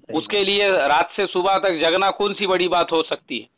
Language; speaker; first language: Hindi; non-native, local second language; Urdu